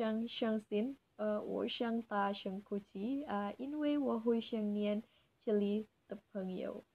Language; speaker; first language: Chinese; non-native, learner; Indonesian